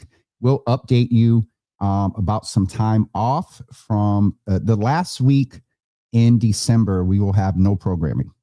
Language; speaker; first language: English; native; English